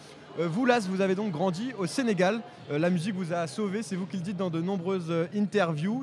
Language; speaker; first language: French; native; French